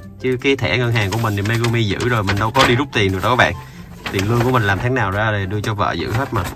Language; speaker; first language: Vietnamese; native; Vietnamese